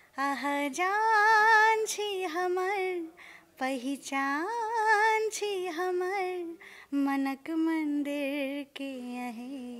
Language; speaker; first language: Nepali; non-native, local second language; Dangaura Tharu